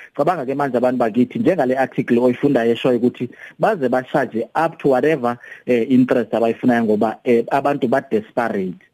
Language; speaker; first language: Zulu; non-native, local second language; Xhosa